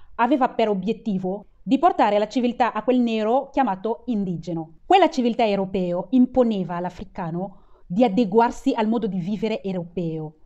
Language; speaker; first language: Italian; non-native, fluent; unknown